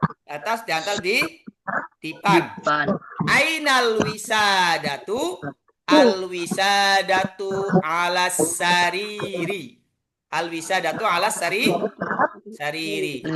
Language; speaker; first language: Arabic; non-native, fluent; Indonesian